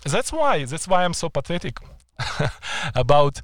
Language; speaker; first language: English; non-native, fluent; Ukrainian